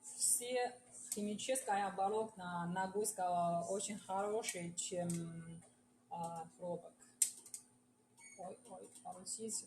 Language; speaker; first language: Russian; non-native, learner; Chinese